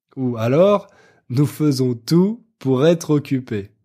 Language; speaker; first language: French; native; French